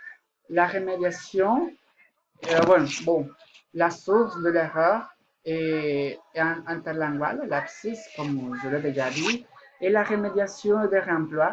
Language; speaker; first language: French; non-native, learner; Spanish